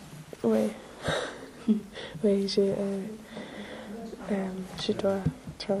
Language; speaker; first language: French; non-native, learner; English